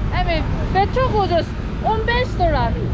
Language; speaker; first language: Turkish; non-native, learner; Korean